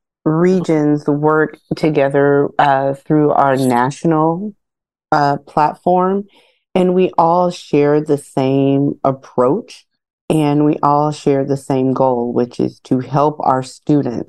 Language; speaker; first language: English; native; English